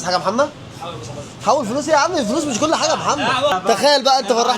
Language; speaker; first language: Arabic; native; Arabic